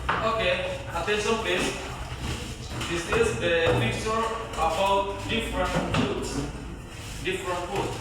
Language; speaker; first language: English; non-native, learner; Indonesian